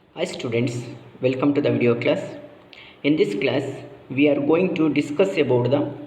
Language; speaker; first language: English; non-native, local second language; Kannada